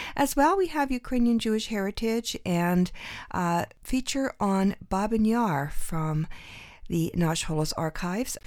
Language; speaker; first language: English; early bilingual, other home language; Ukrainian